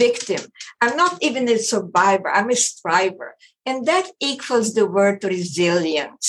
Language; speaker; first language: English; non-native, fluent; German